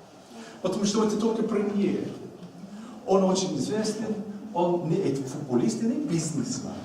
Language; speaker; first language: Russian; non-native, learner; English